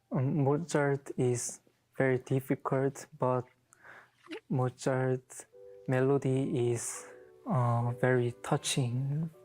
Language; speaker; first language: English; non-native, learner; Korean